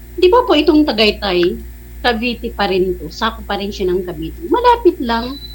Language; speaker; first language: Filipino; non-native, local second language; Bikol